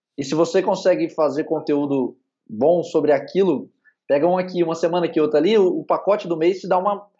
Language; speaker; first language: Portuguese; native; Portuguese